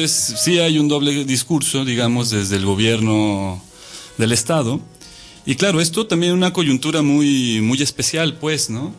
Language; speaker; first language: Spanish; native; Spanish